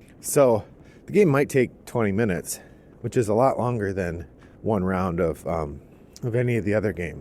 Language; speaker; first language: English; native; English